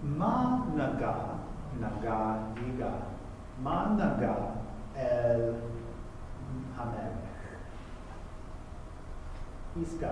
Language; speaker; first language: Hebrew; non-native, fluent; English